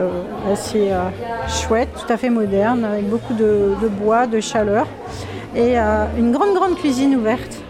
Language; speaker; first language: French; native; French